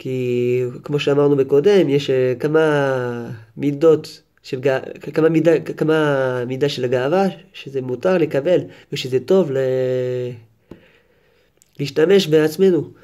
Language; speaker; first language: Hebrew; non-native, fluent; French